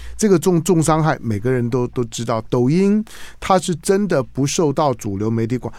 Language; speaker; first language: Chinese; native; Chinese